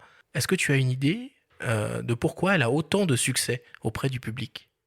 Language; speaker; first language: French; native; French